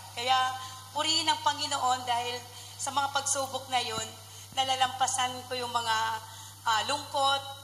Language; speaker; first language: Filipino; native; Filipino